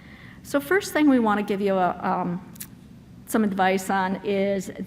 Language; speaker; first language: English; native; English